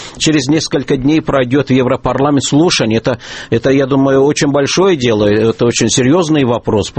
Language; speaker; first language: Russian; non-native, local second language; Azerbaijani